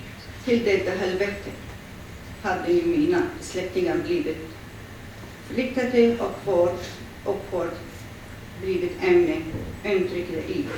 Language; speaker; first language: Swedish; early bilingual, other home language; Assyrian Neo-Aramaic